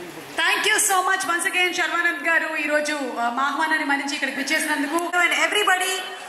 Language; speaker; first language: Telugu; native; Telugu